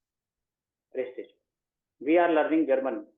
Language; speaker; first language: English; non-native, local second language; Hindi